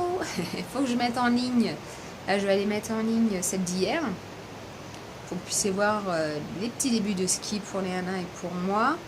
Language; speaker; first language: French; native; French